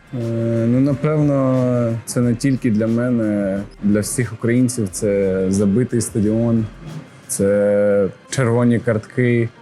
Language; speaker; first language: Ukrainian; non-native, local second language; Russian